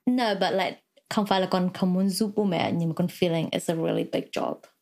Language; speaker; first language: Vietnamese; early bilingual, heritage; Vietnamese